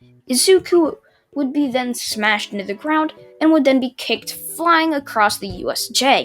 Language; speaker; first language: English; native; English